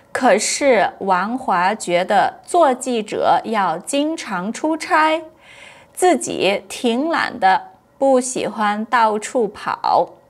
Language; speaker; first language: Chinese; non-native, fluent; Portuguese